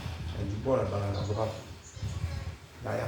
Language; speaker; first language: French; native; French